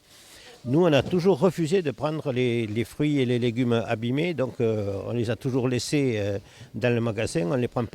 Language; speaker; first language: French; native; French